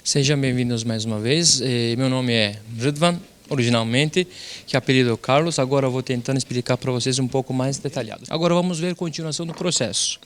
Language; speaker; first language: Portuguese; non-native, fluent; Turkish